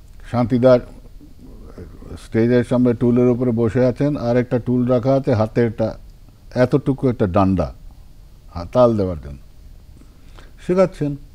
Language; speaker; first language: Bangla; non-native, local second language; Punjabi